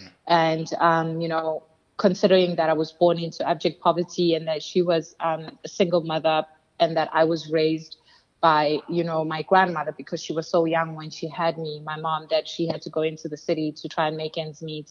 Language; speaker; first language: English; non-native, local second language; Xhosa